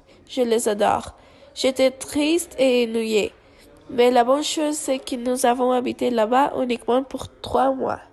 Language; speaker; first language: French; non-native, learner; Spanish